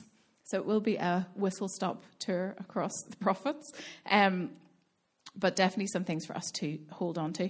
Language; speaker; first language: English; native; English